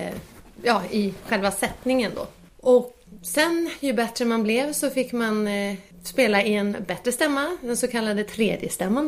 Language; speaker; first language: Swedish; native; Swedish